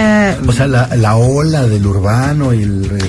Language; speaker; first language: Spanish; native; Spanish